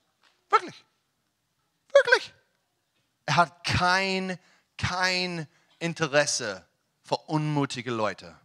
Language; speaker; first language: German; non-native, learner; English